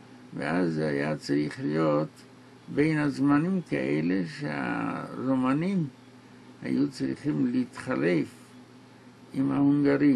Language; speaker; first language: Hebrew; non-native, local second language; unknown